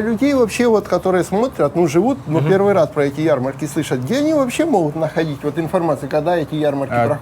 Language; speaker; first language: Russian; native; Russian